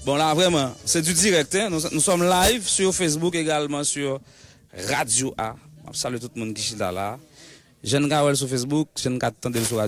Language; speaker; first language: French; non-native, local second language; Haitian Creole